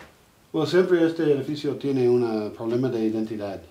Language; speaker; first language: Spanish; non-native, learner; English